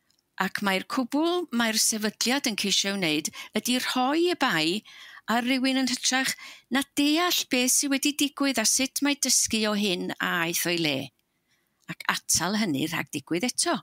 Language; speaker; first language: Welsh; native; Welsh